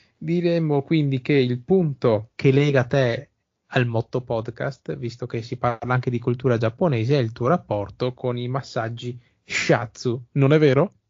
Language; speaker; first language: Italian; native; Italian